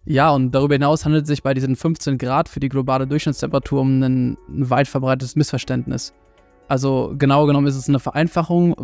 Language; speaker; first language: German; native; German